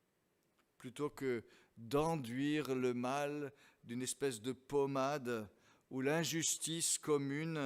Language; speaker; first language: French; native; French